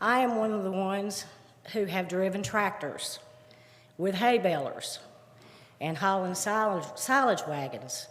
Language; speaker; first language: English; native; English